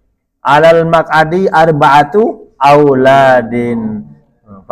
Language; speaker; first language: Arabic; non-native, fluent; Indonesian